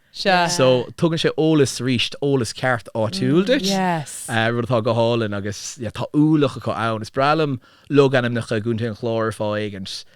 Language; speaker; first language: Irish; non-native, local second language; English